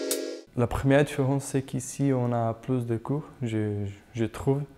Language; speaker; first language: French; non-native, fluent; Portuguese